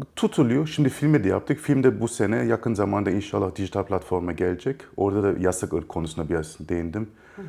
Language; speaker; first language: Turkish; early bilingual, heritage; Turkish